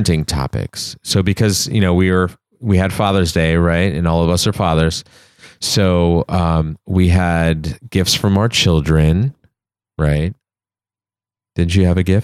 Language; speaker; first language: English; native; English